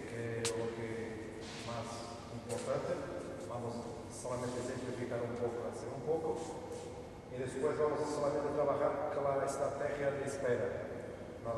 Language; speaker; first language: Spanish; non-native, learner; Portuguese